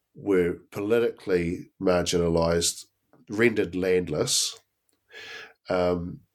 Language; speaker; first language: English; native; English